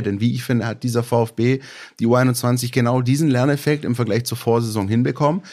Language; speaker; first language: German; native; German